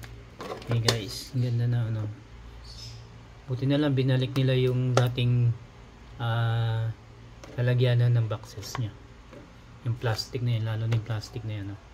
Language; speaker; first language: Filipino; native; Filipino